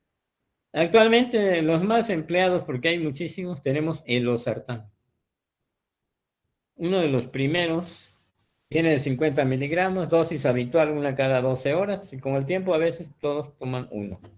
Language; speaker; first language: Spanish; native; Spanish